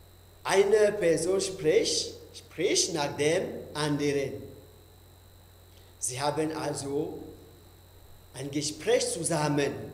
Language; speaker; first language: German; non-native, fluent; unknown